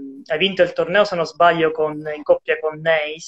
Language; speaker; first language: Italian; native; Italian